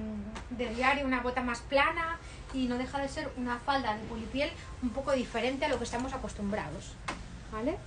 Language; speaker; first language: Spanish; native; Spanish